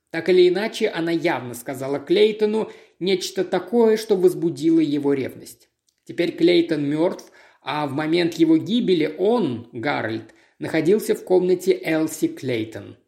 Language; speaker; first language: Russian; native; Russian